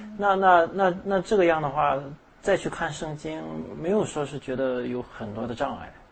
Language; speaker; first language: Chinese; native; Chinese